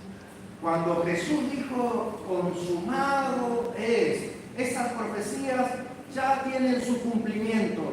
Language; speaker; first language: Spanish; native; Spanish